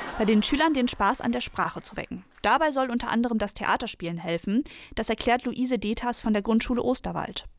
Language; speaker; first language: German; native; German